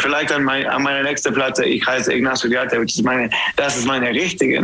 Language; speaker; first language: German; non-native, learner; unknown